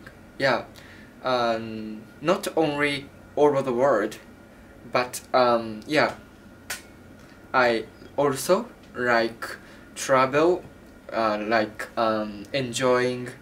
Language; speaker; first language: English; non-native, learner; Japanese